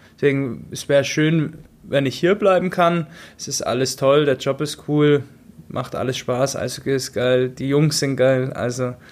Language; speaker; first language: German; native; German